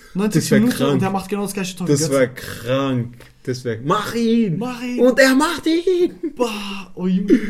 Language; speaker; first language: German; non-native, fluent; Arabic